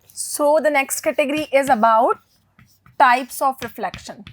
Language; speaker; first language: English; non-native, local second language; Hindi